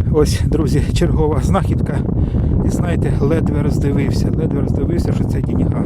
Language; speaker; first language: Ukrainian; native; Ukrainian